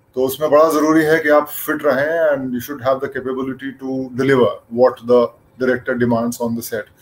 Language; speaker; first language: Hindi; native; Hindi